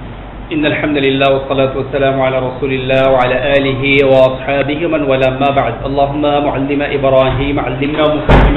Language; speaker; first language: Arabic; non-native, fluent; Bangla